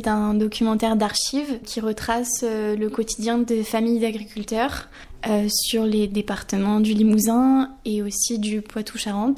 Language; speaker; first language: French; native; French